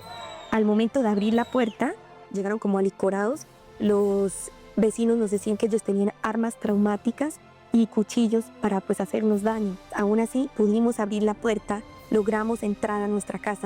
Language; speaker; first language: Spanish; native; Spanish